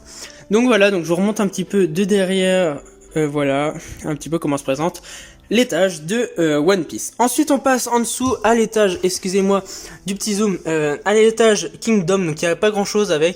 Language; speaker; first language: French; native; French